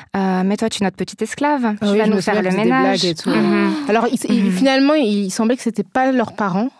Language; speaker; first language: French; native; French